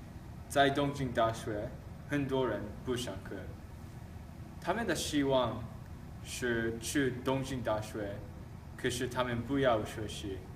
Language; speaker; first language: Chinese; non-native, learner; English